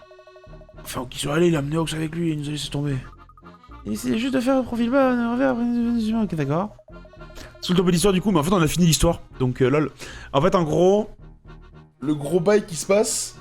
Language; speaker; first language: French; native; French